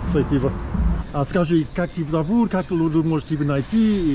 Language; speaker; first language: Russian; non-native, learner; English